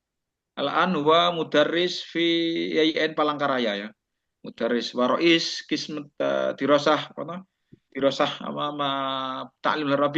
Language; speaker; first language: Arabic; non-native, fluent; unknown